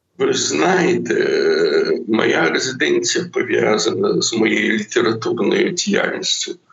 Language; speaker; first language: Ukrainian; non-native, local second language; Russian